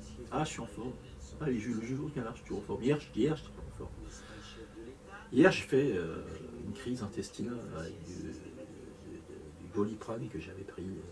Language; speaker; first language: French; native; French